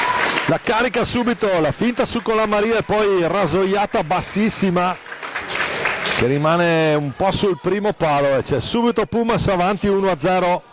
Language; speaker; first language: Italian; native; Italian